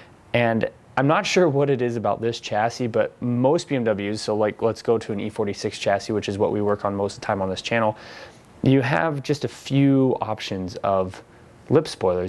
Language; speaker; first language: English; native; English